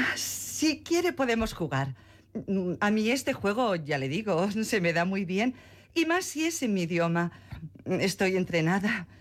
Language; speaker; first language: Spanish; non-native, local second language; Catalan